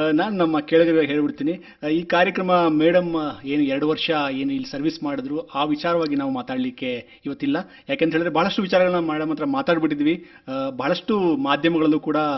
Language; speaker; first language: Kannada; native; Kannada